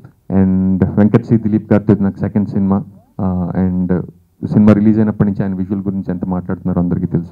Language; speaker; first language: Telugu; native; Telugu